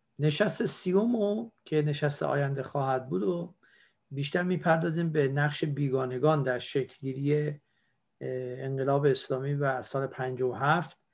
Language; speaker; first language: Persian; native; Persian